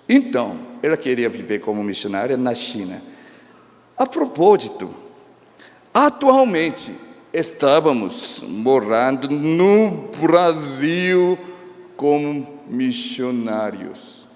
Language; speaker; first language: Portuguese; non-native, fluent; Korean